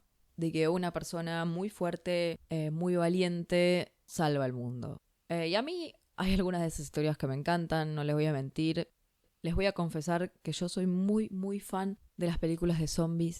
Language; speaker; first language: Spanish; native; Spanish